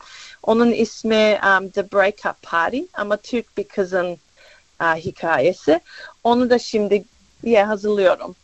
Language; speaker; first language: Turkish; early bilingual, other home language; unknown